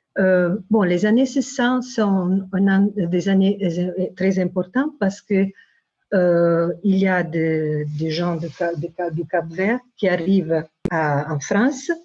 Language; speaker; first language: French; non-native, fluent; Italian